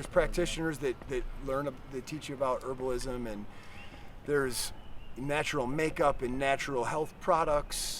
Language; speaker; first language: English; native; English